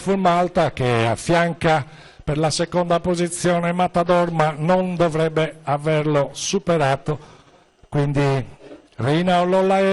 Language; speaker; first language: Italian; native; Italian